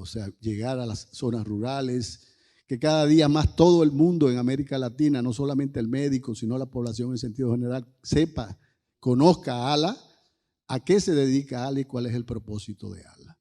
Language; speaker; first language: Spanish; native; Spanish